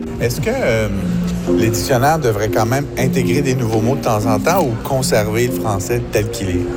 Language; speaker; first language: French; native; French